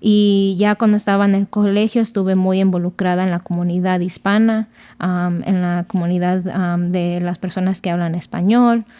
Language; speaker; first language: Spanish; early bilingual, other home language; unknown